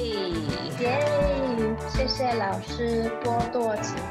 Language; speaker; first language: Chinese; non-native, learner; English